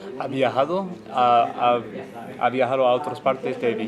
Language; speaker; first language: Spanish; non-native, learner; English